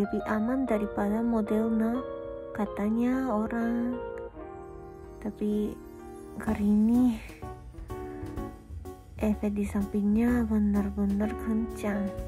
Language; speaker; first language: Indonesian; non-native, learner; Japanese